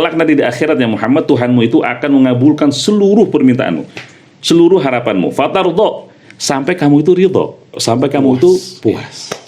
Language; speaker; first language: Indonesian; native; Indonesian